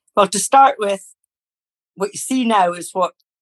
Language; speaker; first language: English; native; English